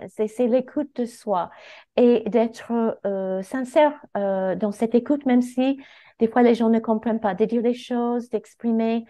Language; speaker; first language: French; non-native, fluent; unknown